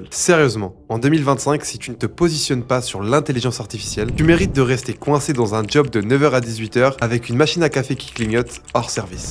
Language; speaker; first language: French; native; French